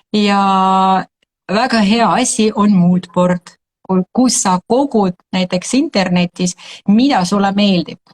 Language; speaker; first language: Estonian; non-native, local second language; Russian